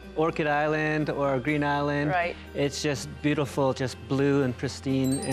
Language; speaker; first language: English; native; English